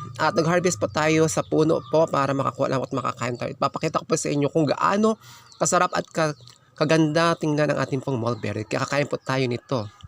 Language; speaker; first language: Filipino; non-native, local second language; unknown